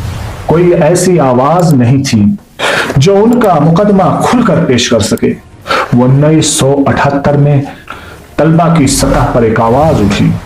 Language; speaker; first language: Urdu; native; Urdu